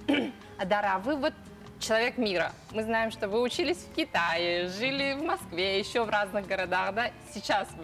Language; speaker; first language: Russian; native; Russian